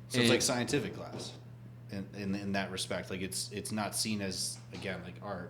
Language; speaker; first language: English; native; English